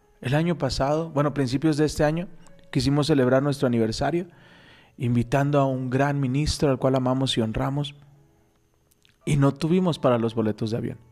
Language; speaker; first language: Spanish; native; Spanish